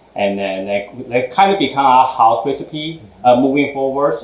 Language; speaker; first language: English; early bilingual, other home language; Chinese